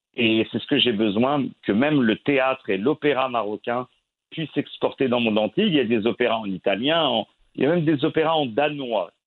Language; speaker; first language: French; native; French